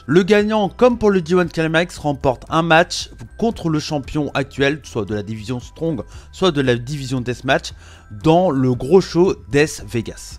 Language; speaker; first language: French; native; French